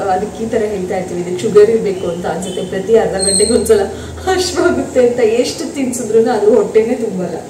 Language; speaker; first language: Kannada; non-native, local second language; Tulu